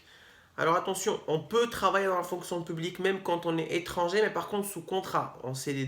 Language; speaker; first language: French; native; French